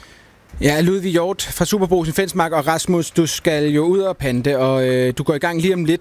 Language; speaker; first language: Danish; native; Danish